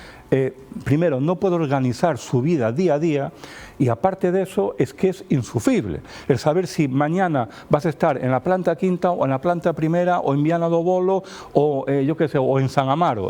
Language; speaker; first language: Spanish; native; Spanish